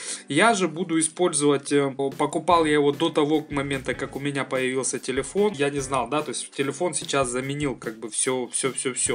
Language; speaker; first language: Russian; native; Russian